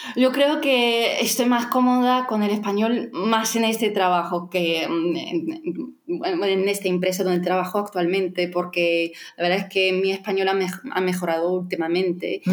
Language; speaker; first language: Spanish; non-native, fluent; Russian